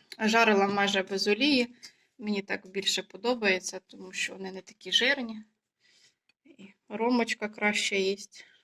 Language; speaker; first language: Ukrainian; non-native, local second language; Russian